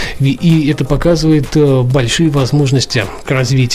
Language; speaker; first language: Russian; native; Russian